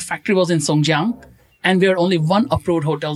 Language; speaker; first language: English; non-native, local second language; Konkani